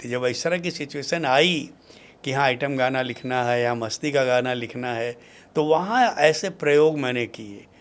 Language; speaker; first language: Hindi; non-native, local second language; Bhojpuri